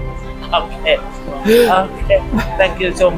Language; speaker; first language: English; non-native, learner; Indonesian